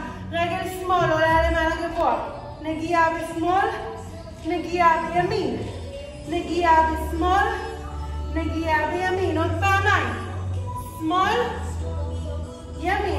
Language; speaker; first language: Hebrew; native; Hebrew